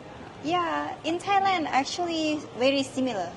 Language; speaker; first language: English; non-native, learner; Thai